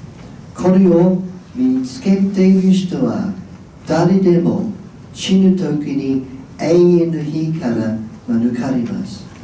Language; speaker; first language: Japanese; non-native, fluent; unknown